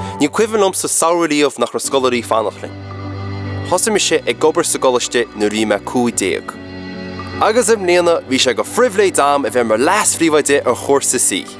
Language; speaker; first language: Irish; native; Irish